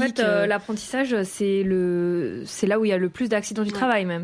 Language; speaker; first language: French; native; French